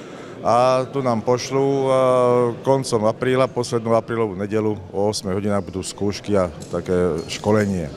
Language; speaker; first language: Slovak; native; Slovak